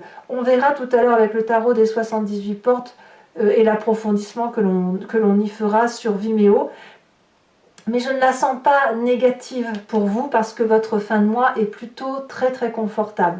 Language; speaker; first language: French; native; French